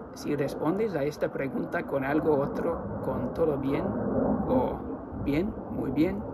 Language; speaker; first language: Spanish; non-native, learner; English